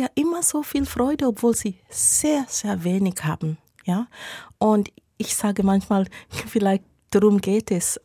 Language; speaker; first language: German; non-native, fluent; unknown